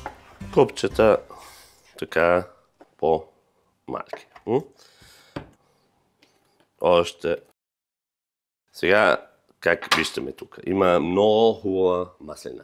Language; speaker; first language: Bulgarian; non-native, fluent; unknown